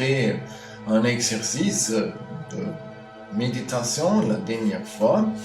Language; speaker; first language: French; non-native, fluent; German